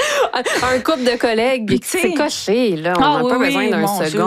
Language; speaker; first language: French; native; French